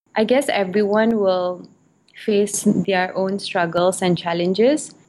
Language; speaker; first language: English; non-native, local second language; Malay